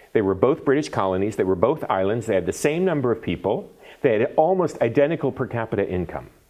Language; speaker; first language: English; native; English